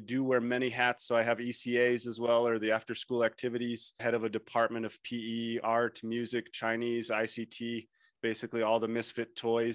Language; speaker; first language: English; native; English